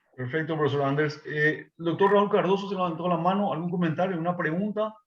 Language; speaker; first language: Spanish; native; Spanish